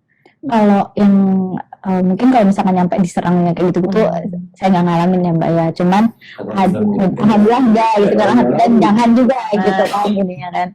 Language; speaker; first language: Indonesian; native; Indonesian